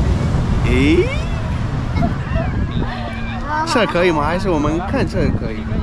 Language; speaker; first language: Chinese; non-native, learner; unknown